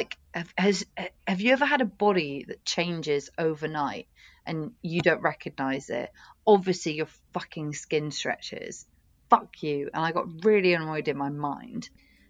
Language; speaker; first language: English; native; English